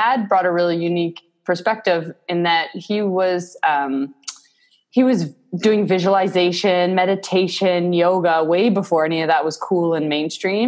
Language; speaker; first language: English; native; English